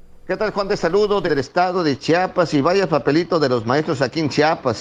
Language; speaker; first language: Spanish; native; Spanish